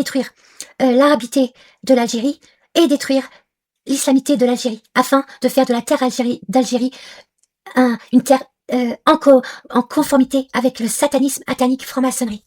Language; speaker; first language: French; non-native, local second language; Arabic